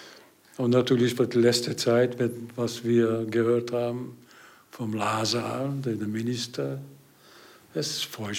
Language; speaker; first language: German; non-native, learner; Hungarian